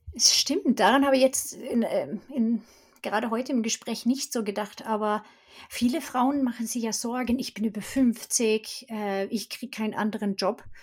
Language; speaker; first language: German; non-native, fluent; Swedish